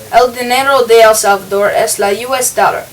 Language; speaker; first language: Spanish; non-native, learner; English